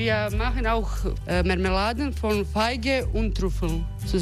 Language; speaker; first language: German; non-native, fluent; Croatian